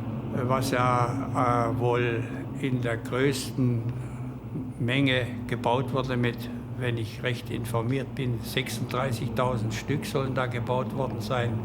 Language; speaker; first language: German; native; German